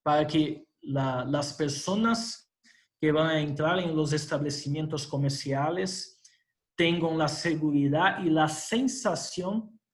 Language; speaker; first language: Spanish; non-native, fluent; Portuguese